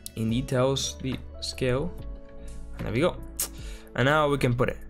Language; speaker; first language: English; non-native, fluent; Spanish